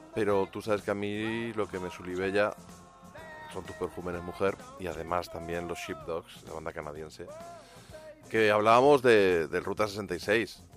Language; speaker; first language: Spanish; native; Spanish